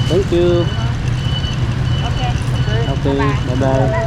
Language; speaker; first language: English; non-native, local second language; Filipino